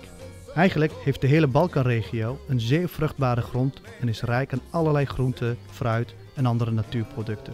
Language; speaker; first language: Dutch; native; Dutch